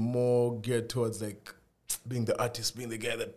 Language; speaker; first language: English; non-native, local second language; Ganda